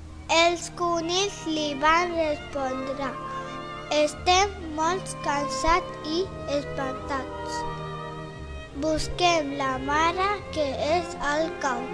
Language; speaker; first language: Catalan; non-native, learner; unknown